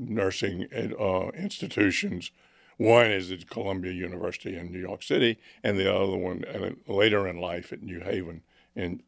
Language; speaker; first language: English; native; English